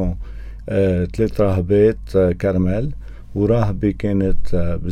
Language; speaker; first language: Arabic; native; Arabic